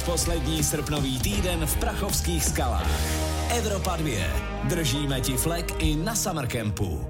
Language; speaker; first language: Czech; native; Czech